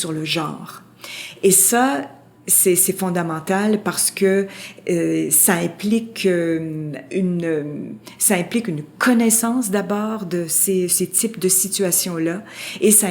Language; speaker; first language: French; native; French